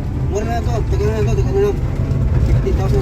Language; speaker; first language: Filipino; non-native, local second language; Cebuano